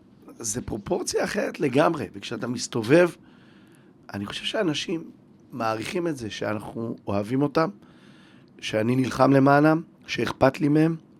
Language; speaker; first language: Hebrew; native; Hebrew